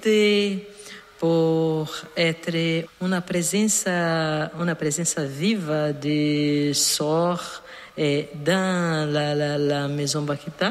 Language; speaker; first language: French; non-native, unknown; Portuguese